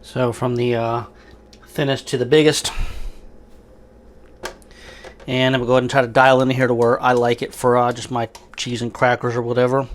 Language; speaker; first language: English; native; English